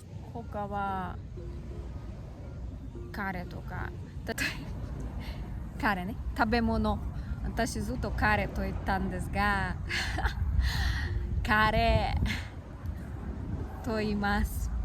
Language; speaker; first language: Japanese; non-native, learner; Russian